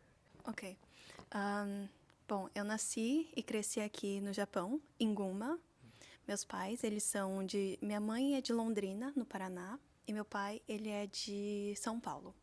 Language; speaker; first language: Portuguese; early bilingual, heritage; Portuguese